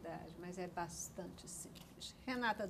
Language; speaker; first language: Portuguese; native; Portuguese